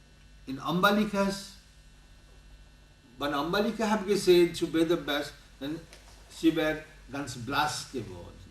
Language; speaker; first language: German; non-native, learner; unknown